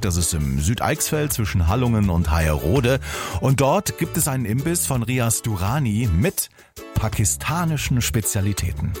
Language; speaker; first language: German; native; German